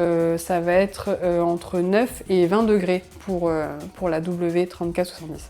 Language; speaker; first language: French; native; French